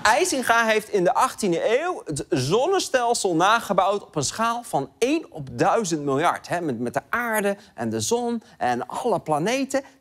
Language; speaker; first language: Dutch; native; Dutch